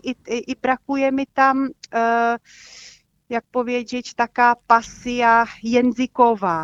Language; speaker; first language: Polish; non-native, fluent; Czech